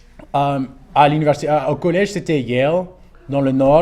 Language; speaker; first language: French; non-native, local second language; English